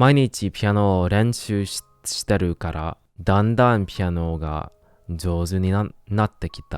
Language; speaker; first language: Japanese; non-native, learner; English